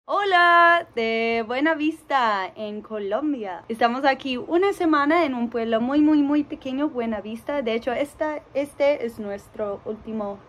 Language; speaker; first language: Spanish; non-native, fluent; English